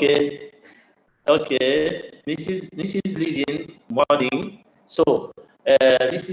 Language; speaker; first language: English; non-native, learner; French